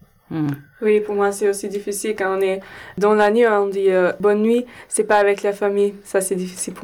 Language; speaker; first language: French; non-native, learner; German